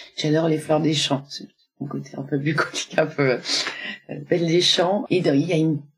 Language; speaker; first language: French; native; French